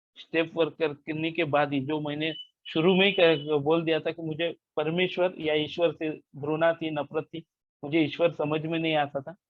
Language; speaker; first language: Hindi; non-native, local second language; Marathi